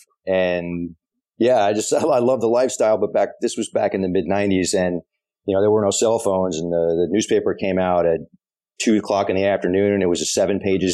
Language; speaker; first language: English; native; English